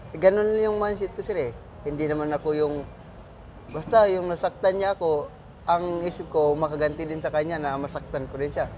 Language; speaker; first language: Filipino; native; Filipino